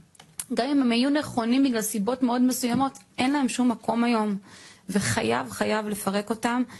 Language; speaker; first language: Hebrew; native; Hebrew